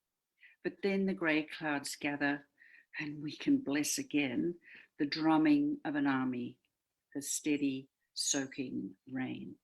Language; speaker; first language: English; native; English